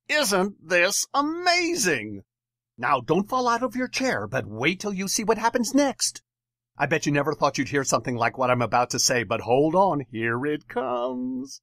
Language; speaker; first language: English; native; English